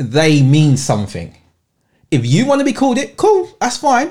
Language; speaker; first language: English; native; English